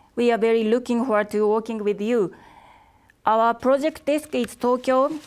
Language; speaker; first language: English; non-native, fluent; Japanese